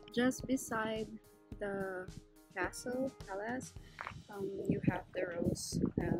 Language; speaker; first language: English; non-native, local second language; Filipino